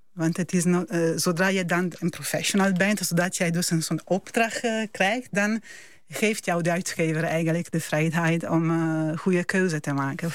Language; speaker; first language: Dutch; non-native, fluent; Italian